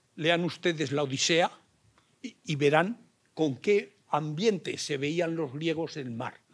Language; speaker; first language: Spanish; native; Spanish